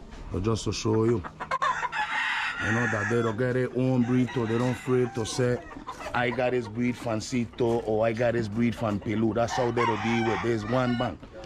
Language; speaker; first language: English; early bilingual, other home language; Spanish